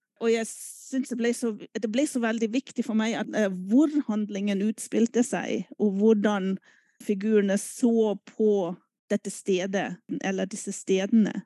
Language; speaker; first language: Norwegian; non-native, fluent; German